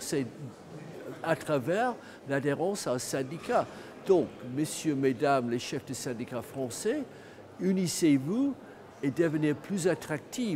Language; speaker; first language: French; non-native, fluent; English